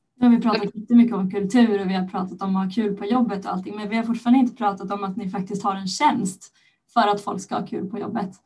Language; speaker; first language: Swedish; native; Swedish